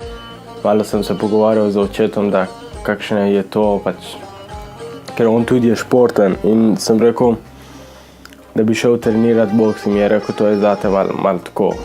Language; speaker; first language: Slovenian; non-native, learner; Persian